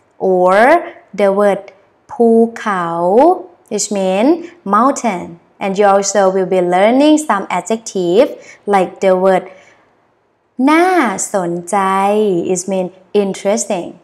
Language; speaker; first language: English; non-native, learner; Thai